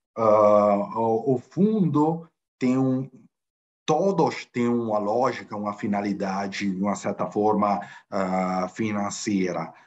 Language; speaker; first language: Portuguese; non-native, fluent; Italian